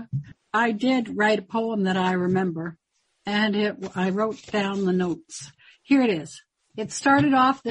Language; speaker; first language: English; native; English